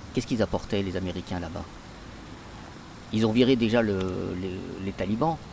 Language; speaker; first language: French; native; French